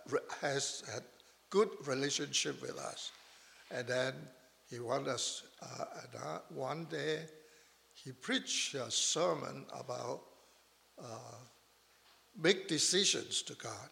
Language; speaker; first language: English; non-native, local second language; Chinese